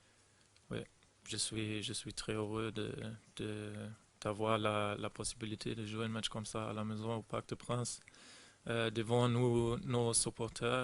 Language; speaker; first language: French; non-native, fluent; German